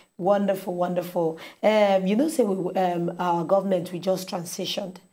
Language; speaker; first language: Nigerian Pidgin; native; Nigerian Pidgin